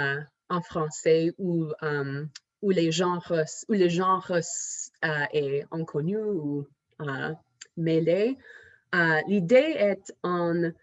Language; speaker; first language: French; non-native, fluent; English